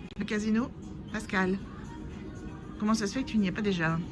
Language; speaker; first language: French; native; French